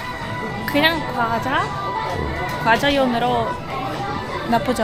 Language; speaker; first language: Korean; non-native, learner; Russian